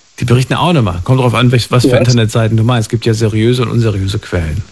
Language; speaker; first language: German; native; German